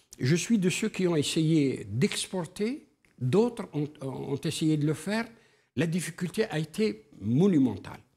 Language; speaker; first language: French; non-native, local second language; Arabic